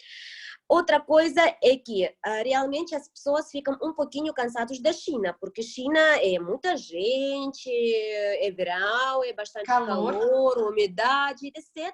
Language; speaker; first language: Portuguese; non-native, fluent; Russian